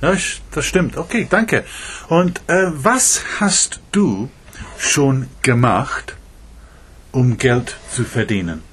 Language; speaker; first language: German; non-native, fluent; English